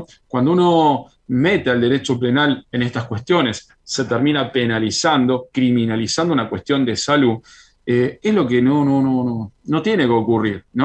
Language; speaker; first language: Spanish; native; Spanish